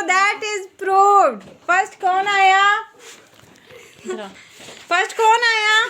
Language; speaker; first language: Urdu; native; Urdu